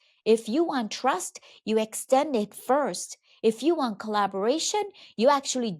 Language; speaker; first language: English; native; English